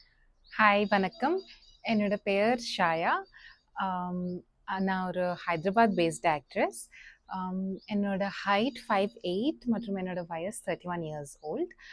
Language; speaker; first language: Tamil; non-native, local second language; Telugu